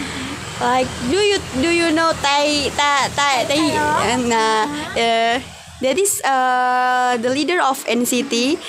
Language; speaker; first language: English; non-native, learner; Indonesian